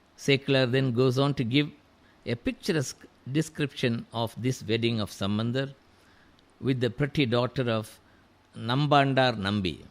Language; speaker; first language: English; non-native, local second language; Tamil